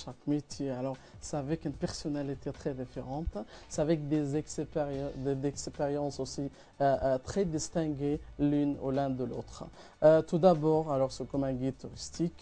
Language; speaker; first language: French; non-native, fluent; Arabic